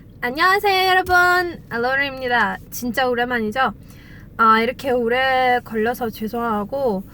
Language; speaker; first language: Korean; non-native, fluent; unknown